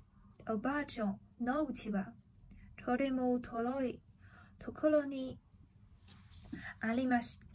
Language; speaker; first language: Japanese; non-native, learner; Chinese